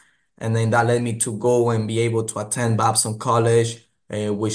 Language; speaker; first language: English; native; English